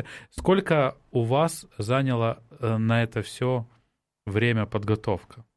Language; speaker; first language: Russian; non-native, local second language; Ukrainian